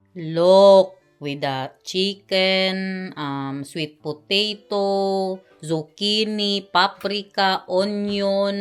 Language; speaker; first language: English; non-native, local second language; Filipino